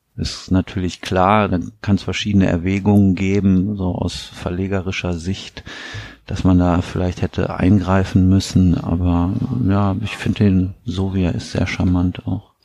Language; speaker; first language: German; native; German